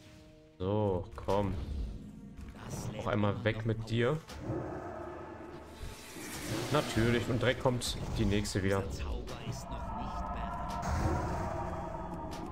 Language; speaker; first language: German; native; German